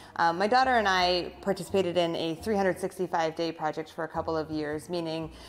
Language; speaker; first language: English; native; English